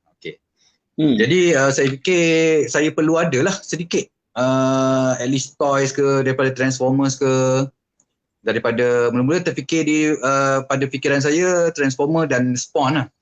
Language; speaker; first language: Malay; native; Malay